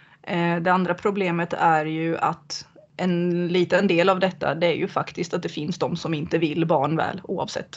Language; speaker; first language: Swedish; native; Swedish